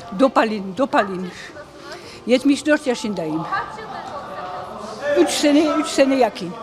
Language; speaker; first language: Turkish; early bilingual, heritage; Turkish